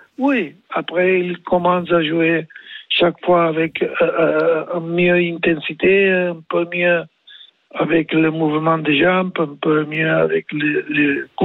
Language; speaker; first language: French; non-native, learner; Spanish